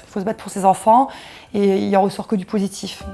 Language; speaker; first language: French; native; French